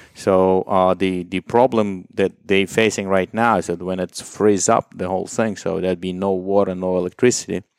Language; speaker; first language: English; non-native, fluent; Ukrainian